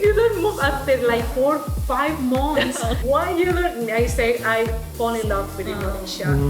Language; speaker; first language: English; non-native, fluent; Spanish